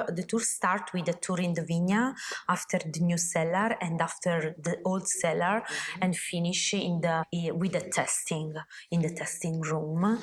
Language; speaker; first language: English; non-native, learner; Italian